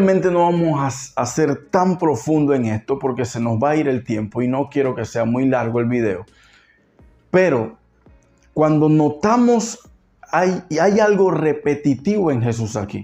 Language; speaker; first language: Spanish; native; Spanish